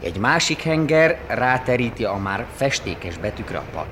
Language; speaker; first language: Hungarian; native; Hungarian